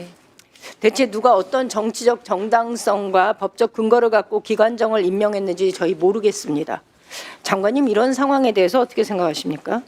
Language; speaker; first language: Korean; native; Korean